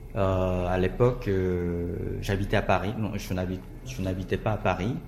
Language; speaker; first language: French; non-native, fluent; Korean